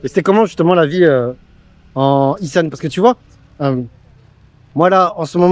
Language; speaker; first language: French; native; French